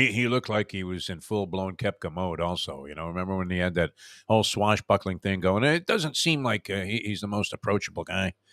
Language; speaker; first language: English; native; English